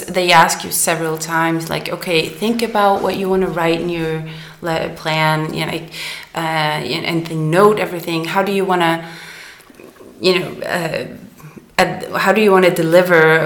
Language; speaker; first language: English; non-native, fluent; Danish